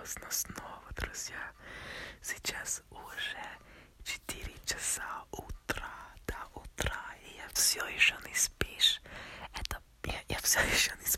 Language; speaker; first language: Russian; non-native, learner; English